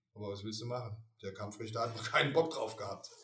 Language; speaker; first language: German; native; German